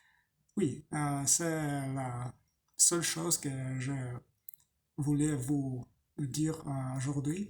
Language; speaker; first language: French; non-native, learner; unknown